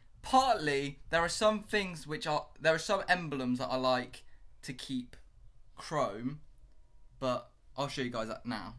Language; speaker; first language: English; native; English